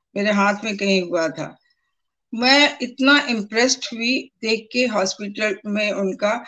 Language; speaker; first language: Hindi; native; Hindi